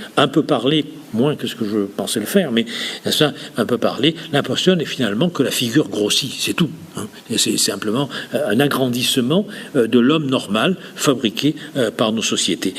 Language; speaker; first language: French; native; French